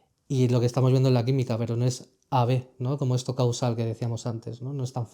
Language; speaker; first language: Spanish; native; Spanish